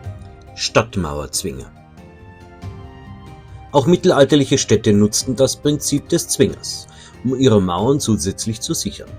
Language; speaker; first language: German; native; German